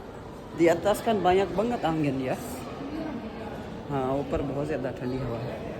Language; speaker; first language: Indonesian; non-native, learner; Urdu